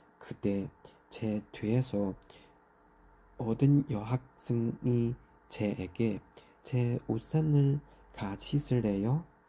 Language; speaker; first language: Korean; non-native, learner; Chinese